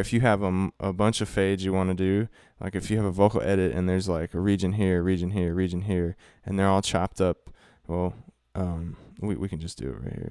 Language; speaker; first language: English; native; English